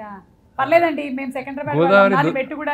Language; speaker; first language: Telugu; native; Telugu